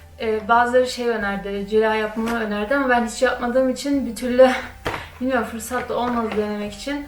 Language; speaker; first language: Turkish; early bilingual, other home language; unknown